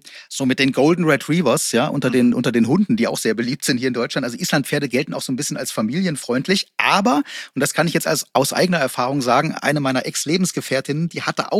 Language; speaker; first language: German; native; German